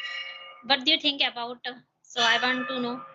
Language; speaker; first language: English; non-native, learner; Hindi